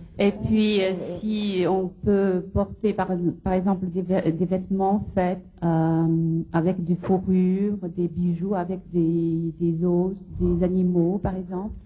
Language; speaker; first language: French; non-native, fluent; Chinese